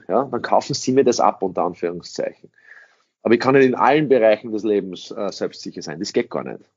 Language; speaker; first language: German; early bilingual, other home language; English